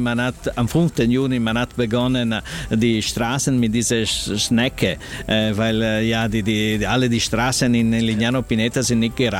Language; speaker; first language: German; non-native, learner; Italian